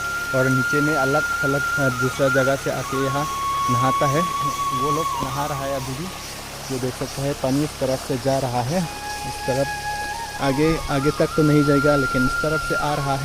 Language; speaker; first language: Hindi; non-native, local second language; Karbi